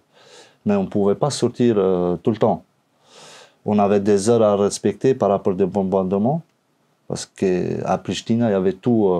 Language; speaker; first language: French; non-native, learner; Albanian